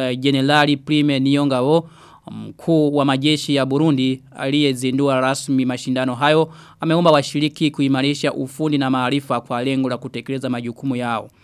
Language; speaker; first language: Swahili; non-native, local second language; Rundi